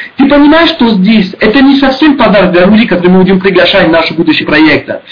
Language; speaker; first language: Russian; non-native, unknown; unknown